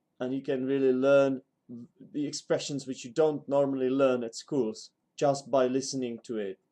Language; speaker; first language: English; non-native, fluent; Czech